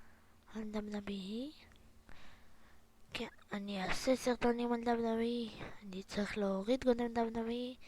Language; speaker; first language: Hebrew; native; Hebrew